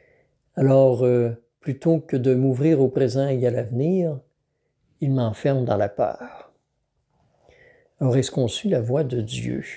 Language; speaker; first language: French; native; French